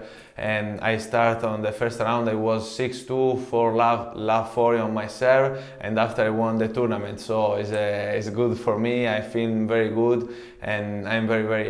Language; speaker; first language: English; non-native, learner; Italian